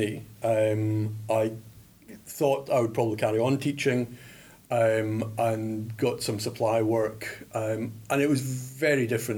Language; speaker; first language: English; native; English